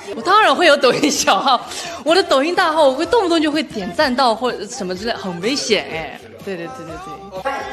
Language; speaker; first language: Chinese; native; Chinese